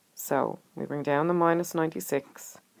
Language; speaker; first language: English; native; English